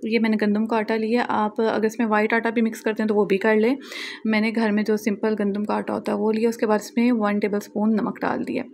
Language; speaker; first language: Urdu; native; Urdu